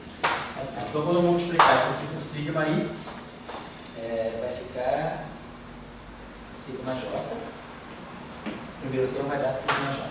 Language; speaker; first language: Portuguese; native; Portuguese